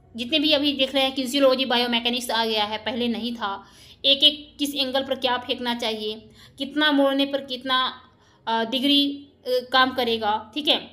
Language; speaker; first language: Hindi; native; Hindi